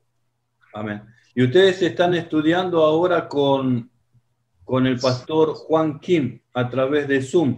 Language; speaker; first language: Spanish; non-native, fluent; Portuguese